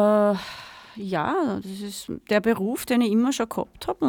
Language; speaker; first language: German; native; German